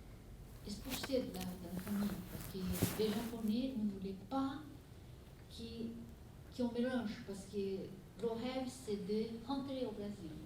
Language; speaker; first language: French; non-native, fluent; Portuguese